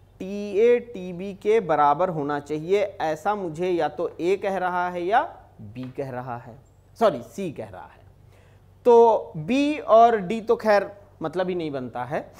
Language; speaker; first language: Hindi; native; Hindi